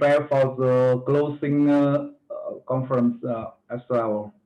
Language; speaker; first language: English; non-native, fluent; Vietnamese